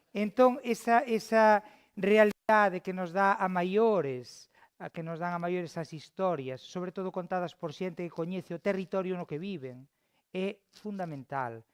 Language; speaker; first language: Galician; native; Galician